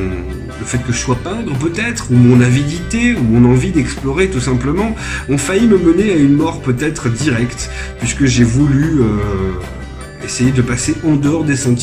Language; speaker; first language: French; native; French